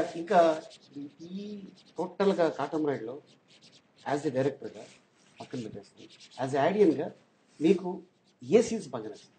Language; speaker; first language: Telugu; native; Telugu